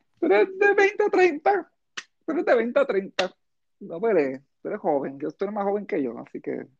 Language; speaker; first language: Spanish; early bilingual, heritage; Spanish